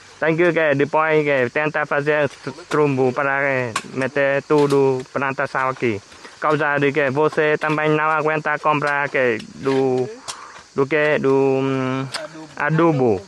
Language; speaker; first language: Portuguese; non-native, learner; Vietnamese